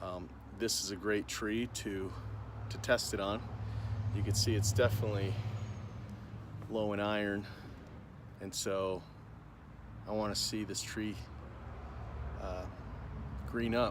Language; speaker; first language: English; native; English